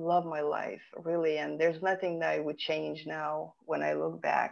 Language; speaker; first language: English; non-native, fluent; Lithuanian